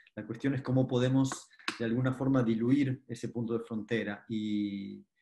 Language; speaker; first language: Spanish; native; Spanish